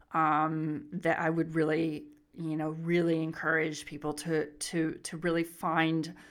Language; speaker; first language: English; native; English